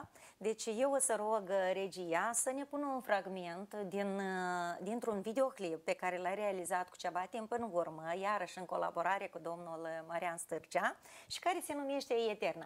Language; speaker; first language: Romanian; native; Romanian